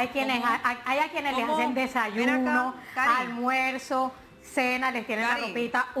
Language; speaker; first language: Spanish; native; Spanish